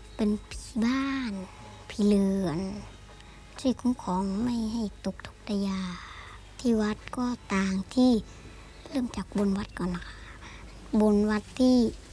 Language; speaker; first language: Thai; non-native, local second language; Shan